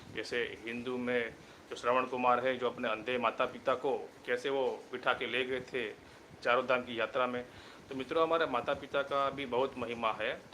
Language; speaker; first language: Hindi; non-native, local second language; Gujarati